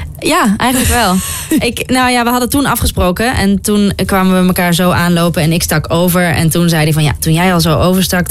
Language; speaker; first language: Dutch; native; Dutch